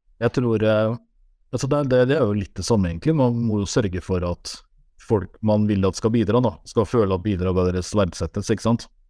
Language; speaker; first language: Norwegian; native; Norwegian